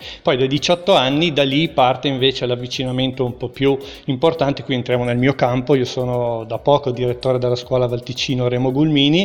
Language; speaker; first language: Italian; native; Italian